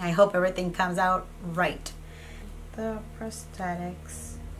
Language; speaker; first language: English; early bilingual, other home language; Spanish